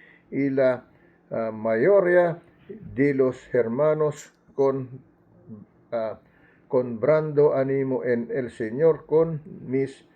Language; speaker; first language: Spanish; non-native, learner; Filipino